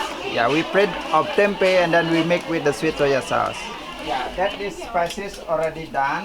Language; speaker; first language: English; non-native, learner; Indonesian